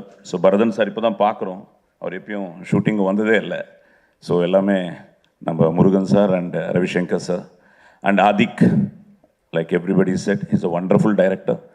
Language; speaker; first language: Tamil; non-native, local second language; Telugu